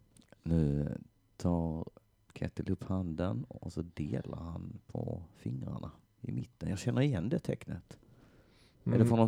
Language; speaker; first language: Swedish; native; Swedish